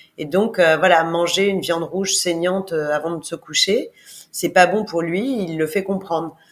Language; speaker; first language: French; native; French